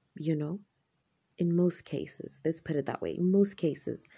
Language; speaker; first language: English; non-native, local second language; Shona